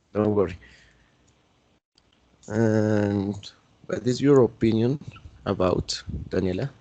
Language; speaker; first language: English; non-native, learner; Spanish